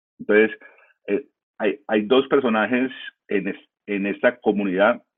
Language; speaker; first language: Spanish; early bilingual, heritage; Spanish